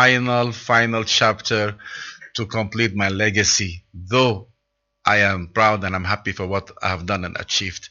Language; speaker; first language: English; non-native, local second language; Arabic